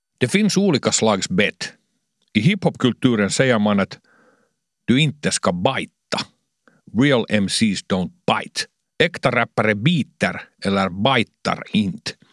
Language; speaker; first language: Swedish; non-native, local second language; Finnish